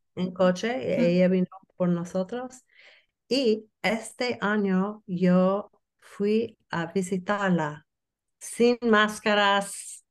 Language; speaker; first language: Spanish; non-native, learner; English